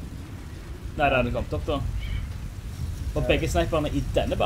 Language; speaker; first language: Norwegian; native; Norwegian